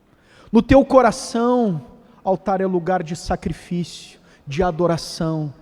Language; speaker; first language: Portuguese; native; Portuguese